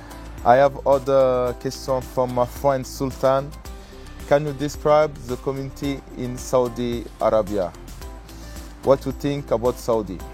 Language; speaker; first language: English; non-native, learner; French